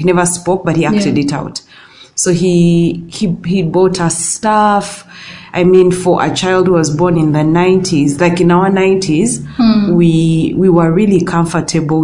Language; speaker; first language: English; non-native, local second language; Ganda